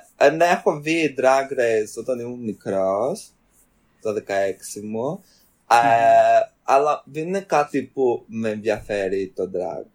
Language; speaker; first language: Greek; early bilingual, other home language; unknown